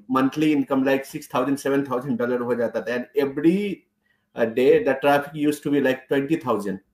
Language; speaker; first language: Hindi; native; Hindi